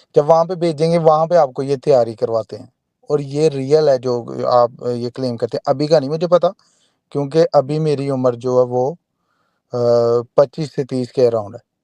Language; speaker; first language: Urdu; non-native, local second language; Punjabi